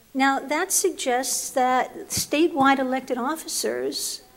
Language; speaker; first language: English; native; English